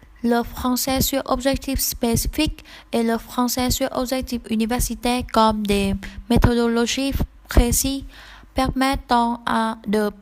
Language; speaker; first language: French; non-native, learner; Vietnamese